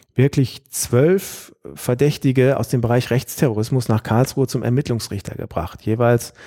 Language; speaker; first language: German; native; German